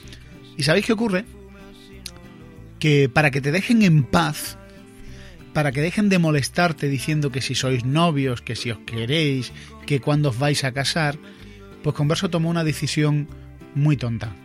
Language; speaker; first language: Spanish; native; Spanish